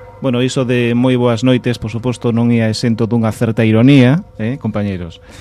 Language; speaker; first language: Galician; native; Galician